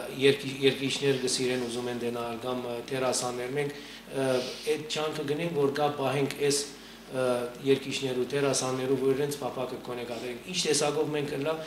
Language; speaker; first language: Armenian; native; Armenian